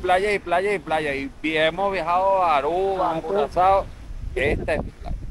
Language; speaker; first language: Spanish; native; Spanish